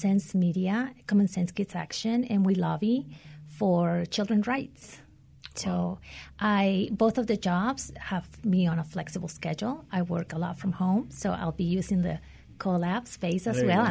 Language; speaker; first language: English; non-native, fluent; Spanish